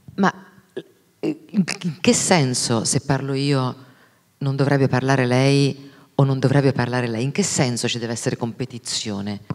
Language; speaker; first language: Italian; native; Italian